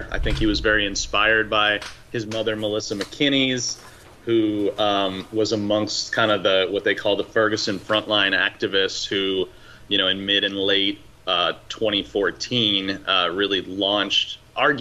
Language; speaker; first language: English; native; English